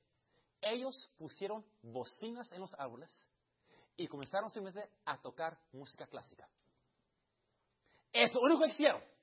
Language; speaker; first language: Spanish; early bilingual, heritage; Spanish